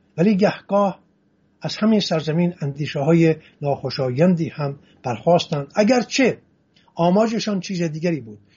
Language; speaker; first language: Persian; non-native, local second language; Assyrian Neo-Aramaic